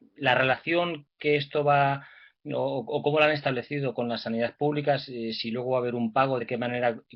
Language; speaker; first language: Spanish; native; Spanish